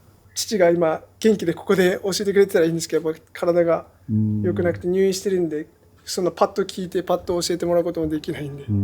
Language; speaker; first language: Japanese; native; Japanese